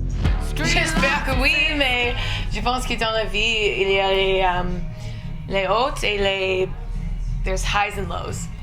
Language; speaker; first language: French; non-native, learner; English